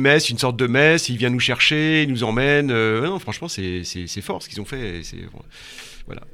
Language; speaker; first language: French; native; French